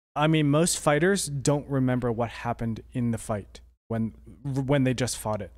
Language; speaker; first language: English; native; English